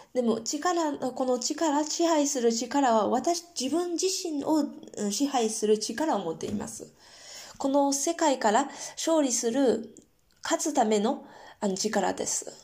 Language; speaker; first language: Japanese; non-native, fluent; Korean